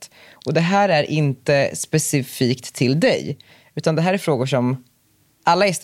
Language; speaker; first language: Swedish; native; Swedish